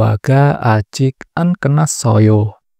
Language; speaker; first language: Korean; non-native, learner; Indonesian